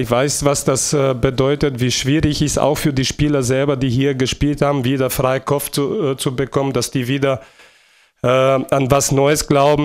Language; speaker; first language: German; non-native, fluent; Bulgarian